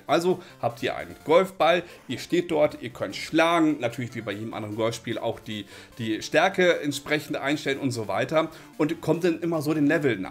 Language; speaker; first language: German; native; German